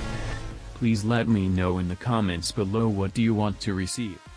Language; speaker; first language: English; non-native, fluent; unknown